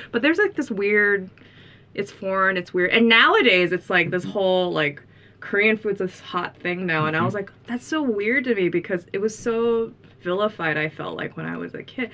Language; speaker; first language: English; native; English